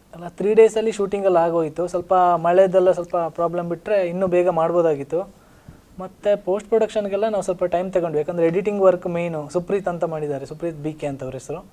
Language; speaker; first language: Kannada; non-native, local second language; Tulu